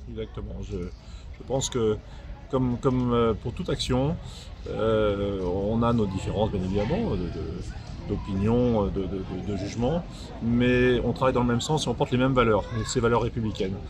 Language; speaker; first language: French; native; French